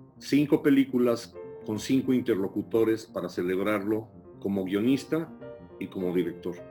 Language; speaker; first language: Spanish; early bilingual, heritage; Spanish